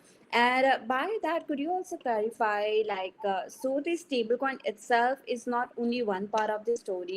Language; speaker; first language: English; non-native, fluent; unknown